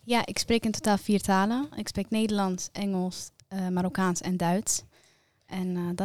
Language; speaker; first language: Dutch; early bilingual, heritage; Dutch